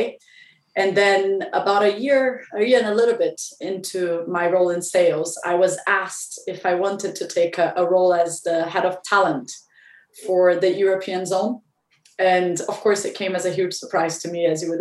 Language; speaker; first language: English; non-native, fluent; Portuguese